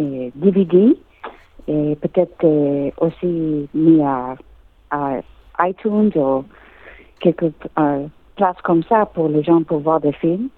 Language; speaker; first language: French; non-native, learner; English